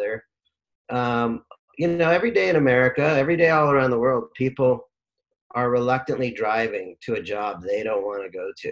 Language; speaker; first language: English; native; English